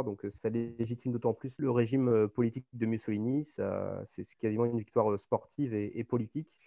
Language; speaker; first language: French; native; French